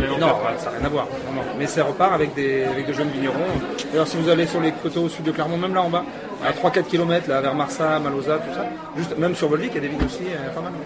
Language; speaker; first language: French; native; French